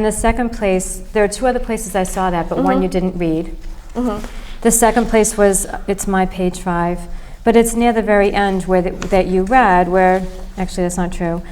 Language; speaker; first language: English; native; English